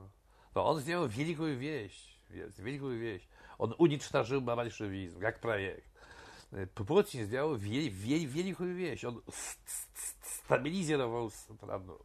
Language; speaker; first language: Russian; non-native, fluent; Polish